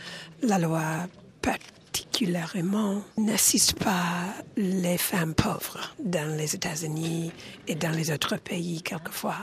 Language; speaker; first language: French; non-native, learner; English